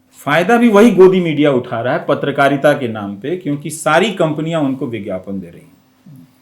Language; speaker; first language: Hindi; non-native, local second language; Bhojpuri